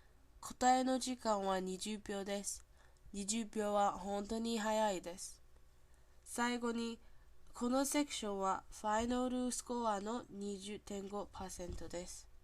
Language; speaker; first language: Japanese; non-native, learner; English